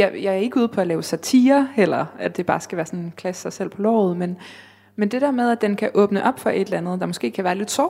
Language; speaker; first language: Danish; native; Danish